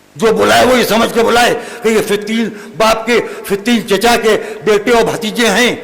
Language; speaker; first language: Urdu; native; Urdu